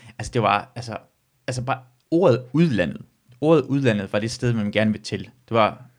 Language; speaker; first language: Danish; early bilingual, other home language; Persian